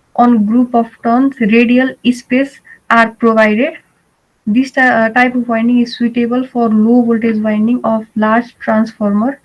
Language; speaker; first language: English; non-native, local second language; Nepali